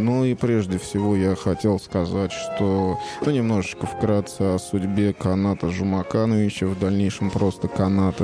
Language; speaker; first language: Russian; native; Russian